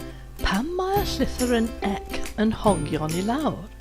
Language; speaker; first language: Welsh; non-native, fluent; English